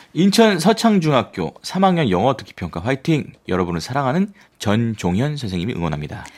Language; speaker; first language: Korean; native; Korean